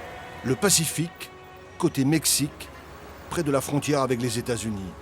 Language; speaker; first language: French; native; French